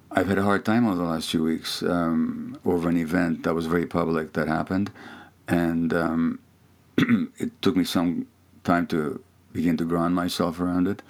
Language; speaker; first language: English; non-native, fluent; Hungarian